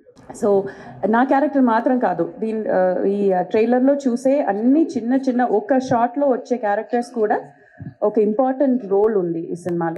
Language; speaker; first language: Telugu; non-native, fluent; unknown